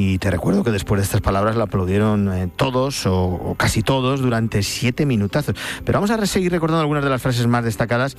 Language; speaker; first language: Spanish; native; Spanish